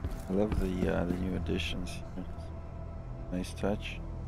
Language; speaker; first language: English; early bilingual, other home language; Russian